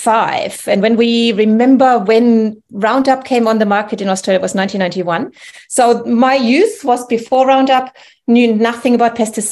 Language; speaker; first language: English; non-native, fluent; German